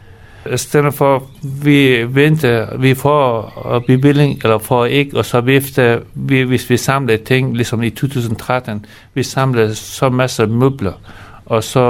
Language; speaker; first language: Danish; non-native, fluent; Persian